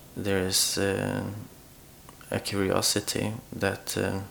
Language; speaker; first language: English; non-native, fluent; Swedish